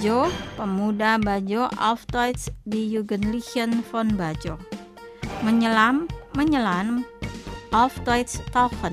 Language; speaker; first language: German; non-native, fluent; Indonesian